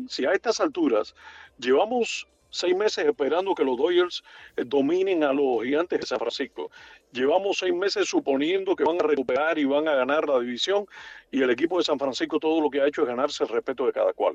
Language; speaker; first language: Spanish; native; Spanish